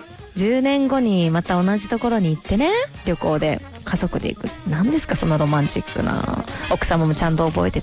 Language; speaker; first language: Japanese; native; Japanese